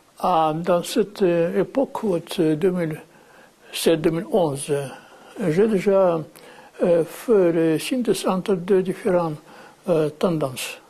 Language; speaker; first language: French; non-native, fluent; Russian